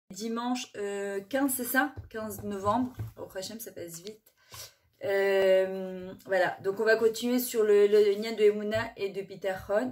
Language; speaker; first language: French; native; French